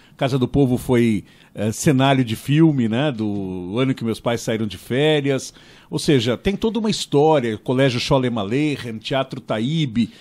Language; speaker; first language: Portuguese; native; Portuguese